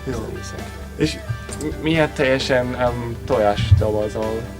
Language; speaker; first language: Hungarian; non-native, learner; English